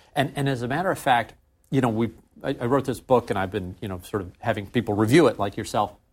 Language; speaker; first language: English; native; English